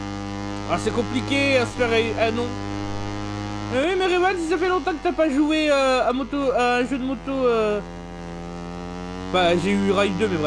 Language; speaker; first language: French; native; French